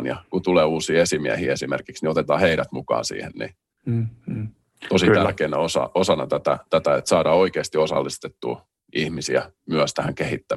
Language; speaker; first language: Finnish; native; Finnish